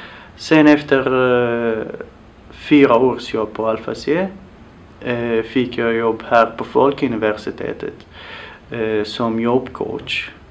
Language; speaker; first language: Swedish; non-native, fluent; Arabic